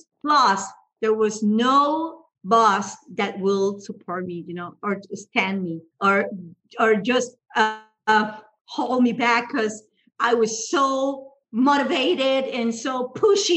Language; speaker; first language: English; non-native, fluent; Spanish